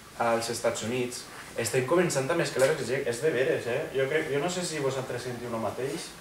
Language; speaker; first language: Catalan; non-native, fluent; Italian